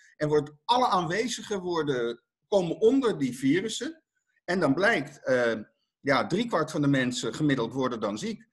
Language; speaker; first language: Dutch; native; Dutch